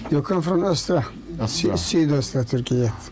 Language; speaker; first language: Swedish; non-native, learner; Turoyo